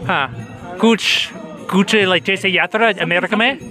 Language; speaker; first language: Hindi; non-native, learner; English